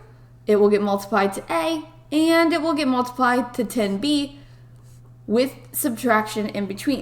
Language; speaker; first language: English; native; English